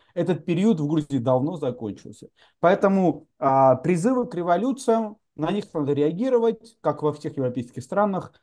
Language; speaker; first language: Russian; non-native, local second language; Georgian